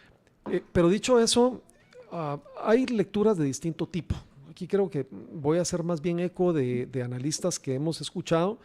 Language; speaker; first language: Spanish; native; Spanish